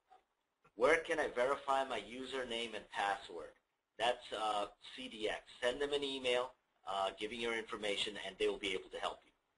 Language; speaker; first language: English; native; English